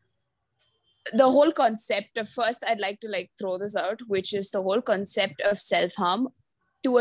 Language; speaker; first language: English; non-native, local second language; Malayalam